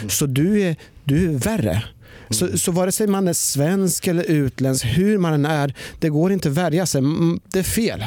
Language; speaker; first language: Swedish; early bilingual, other home language; Persian